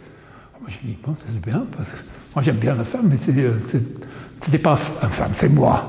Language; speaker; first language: French; non-native, fluent; English